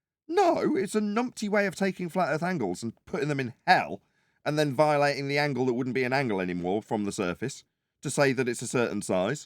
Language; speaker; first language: English; native; English